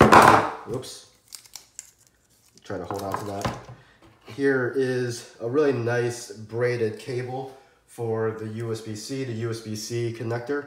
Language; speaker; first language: English; native; English